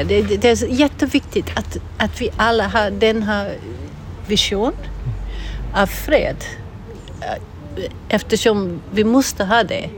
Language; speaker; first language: Swedish; non-native, fluent; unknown